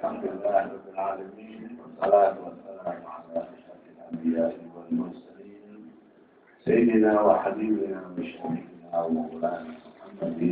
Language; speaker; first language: Arabic; non-native, learner; Indonesian